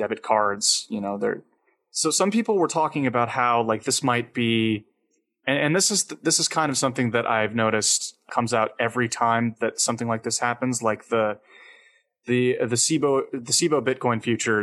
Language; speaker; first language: English; native; English